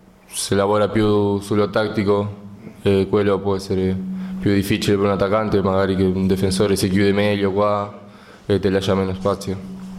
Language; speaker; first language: Italian; non-native, learner; Spanish